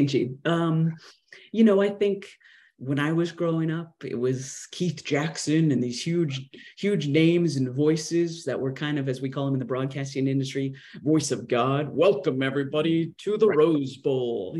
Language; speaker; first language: English; native; English